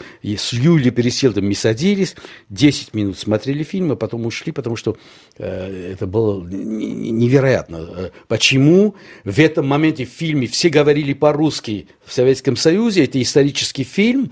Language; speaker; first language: Russian; non-native, local second language; Armenian